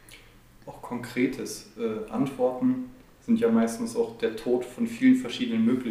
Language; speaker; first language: German; native; German